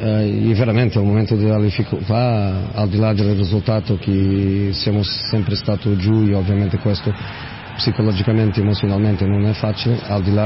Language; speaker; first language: Italian; non-native, fluent; Portuguese